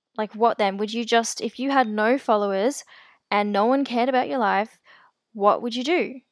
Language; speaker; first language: English; native; English